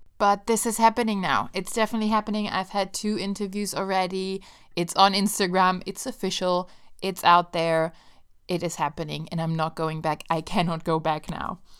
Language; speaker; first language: English; non-native, fluent; Italian